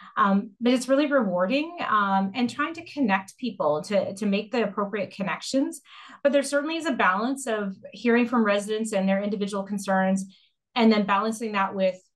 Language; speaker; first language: English; native; English